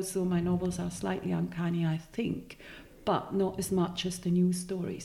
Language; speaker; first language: English; non-native, fluent; Swiss German